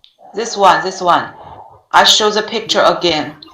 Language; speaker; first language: English; non-native, learner; Chinese